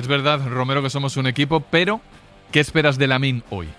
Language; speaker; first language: Spanish; native; Spanish